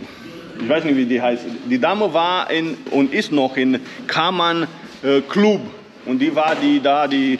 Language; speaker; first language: German; non-native, fluent; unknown